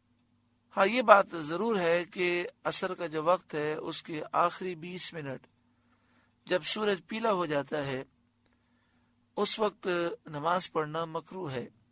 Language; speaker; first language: Urdu; native; Urdu